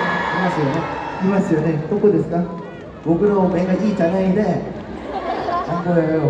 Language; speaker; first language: Japanese; non-native, learner; Korean